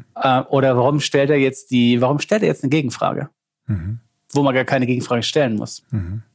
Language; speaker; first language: German; native; German